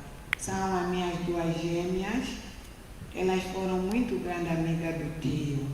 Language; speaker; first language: Portuguese; non-native, learner; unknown